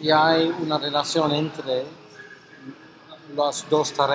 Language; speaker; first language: Spanish; non-native, fluent; English